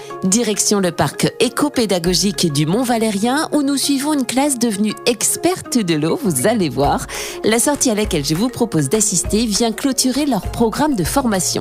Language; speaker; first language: French; native; French